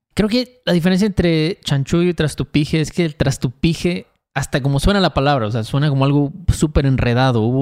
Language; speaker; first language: Spanish; native; Spanish